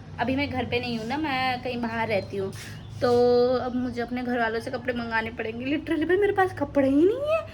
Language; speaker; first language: Hindi; native; Hindi